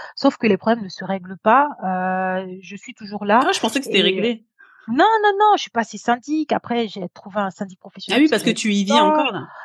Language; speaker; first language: French; native; French